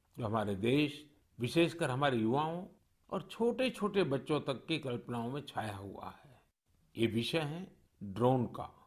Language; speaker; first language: Hindi; non-native, local second language; Gujarati